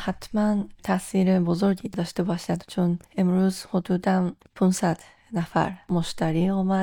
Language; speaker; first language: Persian; non-native, fluent; Japanese